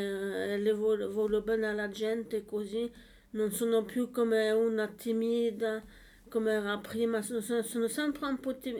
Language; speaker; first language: Italian; non-native, learner; French